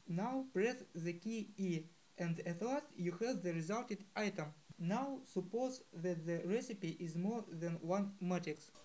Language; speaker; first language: English; non-native, fluent; Russian